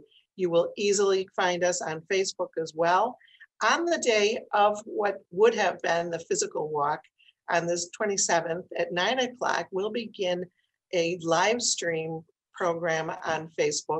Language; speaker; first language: English; native; English